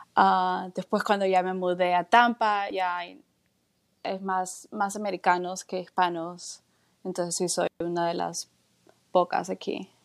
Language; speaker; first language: Spanish; native; Spanish